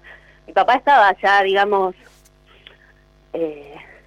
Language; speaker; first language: Spanish; native; Spanish